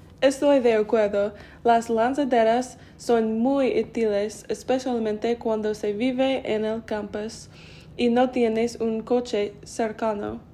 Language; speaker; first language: Spanish; non-native, learner; English